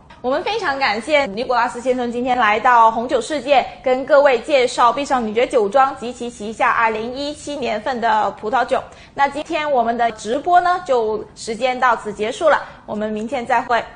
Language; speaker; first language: Chinese; native; Chinese